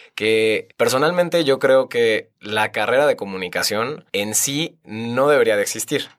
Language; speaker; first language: Spanish; native; Spanish